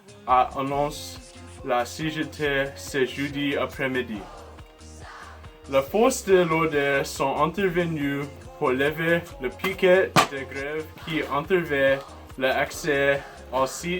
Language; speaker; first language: French; non-native, learner; English